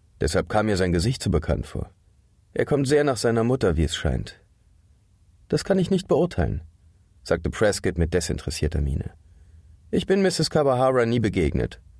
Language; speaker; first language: German; native; German